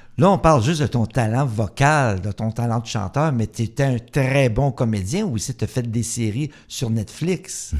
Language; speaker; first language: French; native; French